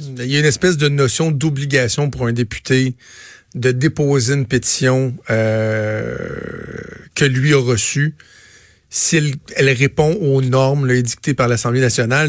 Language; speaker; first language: French; native; French